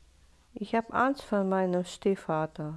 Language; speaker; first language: German; non-native, learner; Russian